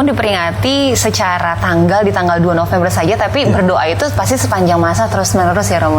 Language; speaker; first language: Indonesian; native; Indonesian